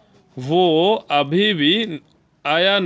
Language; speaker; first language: Hindi; non-native, learner; Bangla